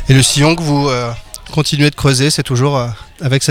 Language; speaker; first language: French; native; French